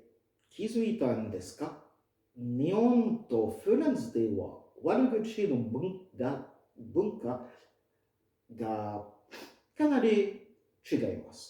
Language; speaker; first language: Japanese; non-native, fluent; French